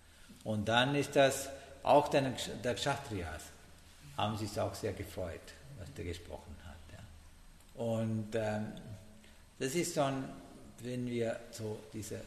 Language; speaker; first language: German; non-native, learner; Sinhala